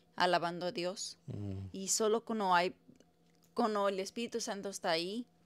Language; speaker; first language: Spanish; early bilingual, heritage; Spanish